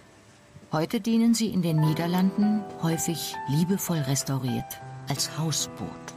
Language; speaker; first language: German; native; German